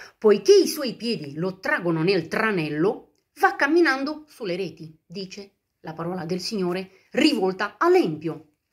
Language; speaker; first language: Italian; non-native, fluent; Romanian